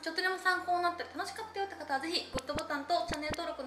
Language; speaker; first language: Japanese; native; Japanese